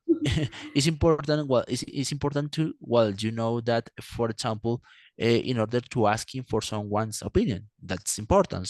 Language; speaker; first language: English; non-native, fluent; Spanish